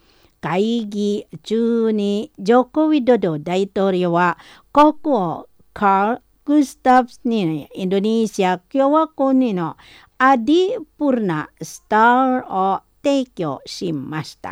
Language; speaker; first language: Japanese; non-native, fluent; Indonesian